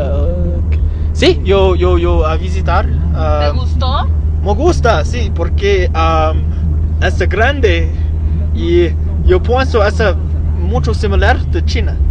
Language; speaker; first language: Spanish; non-native, learner; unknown